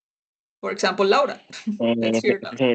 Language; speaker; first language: English; non-native, fluent; Spanish